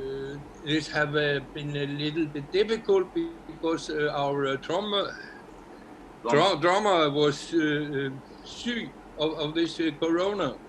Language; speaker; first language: English; non-native, learner; Icelandic